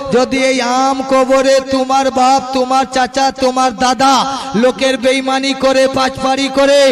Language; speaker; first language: Bangla; non-native, local second language; Urdu